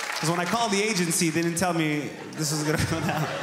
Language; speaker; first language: English; native; English